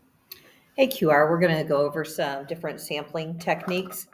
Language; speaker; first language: English; native; English